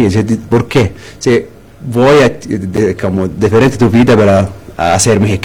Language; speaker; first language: Spanish; non-native, learner; Arabic